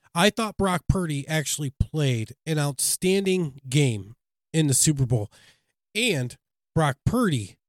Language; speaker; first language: English; native; English